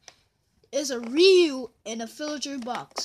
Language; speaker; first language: English; native; English